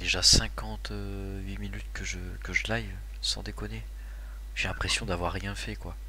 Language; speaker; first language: French; native; French